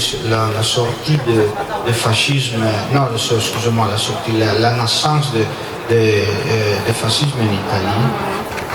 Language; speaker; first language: French; non-native, learner; Italian